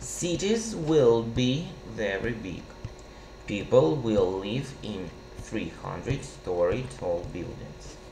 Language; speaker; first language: English; non-native, fluent; Russian